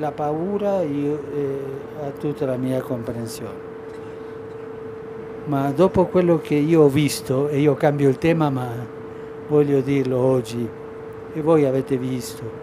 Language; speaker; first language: Italian; non-native, fluent; Spanish